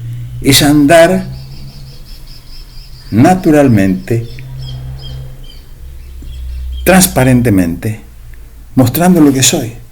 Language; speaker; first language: Spanish; native; Spanish